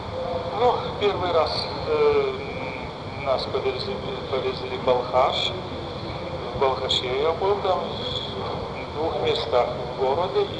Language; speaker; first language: Russian; non-native, fluent; Lithuanian